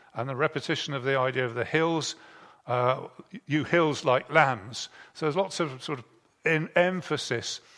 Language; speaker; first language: English; native; English